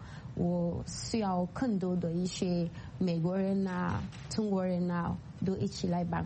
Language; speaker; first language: Chinese; non-native, fluent; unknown